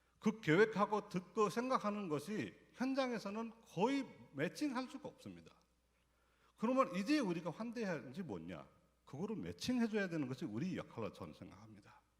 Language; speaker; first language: Korean; non-native, fluent; Nepali